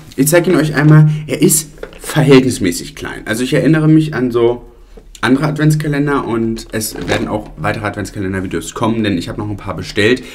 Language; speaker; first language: German; early bilingual, other home language; Italian